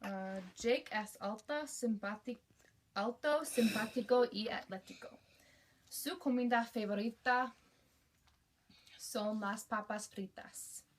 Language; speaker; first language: Spanish; non-native, learner; English